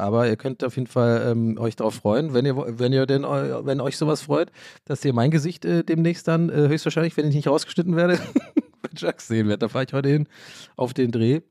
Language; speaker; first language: German; native; German